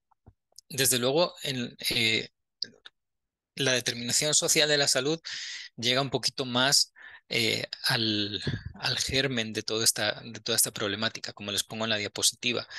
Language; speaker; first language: Spanish; native; Spanish